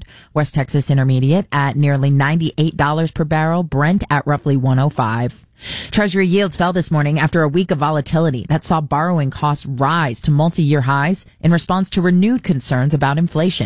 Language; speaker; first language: English; native; English